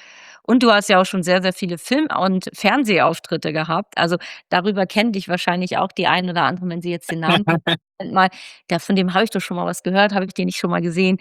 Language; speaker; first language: German; native; German